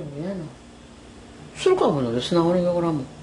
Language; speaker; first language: Korean; native; Korean